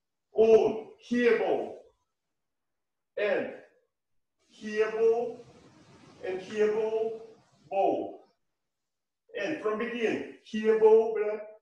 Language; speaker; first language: English; non-native, learner; Russian